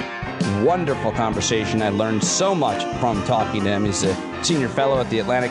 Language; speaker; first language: English; native; English